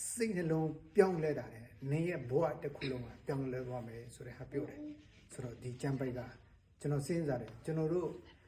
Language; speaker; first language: Burmese; non-native, local second language; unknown